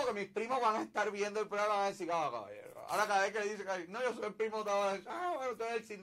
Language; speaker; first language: Spanish; native; Spanish